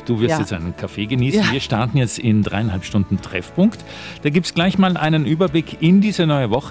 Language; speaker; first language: German; native; German